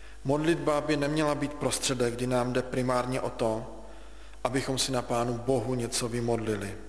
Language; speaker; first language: Czech; native; Czech